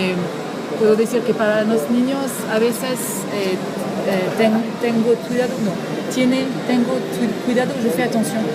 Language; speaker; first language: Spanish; non-native, learner; French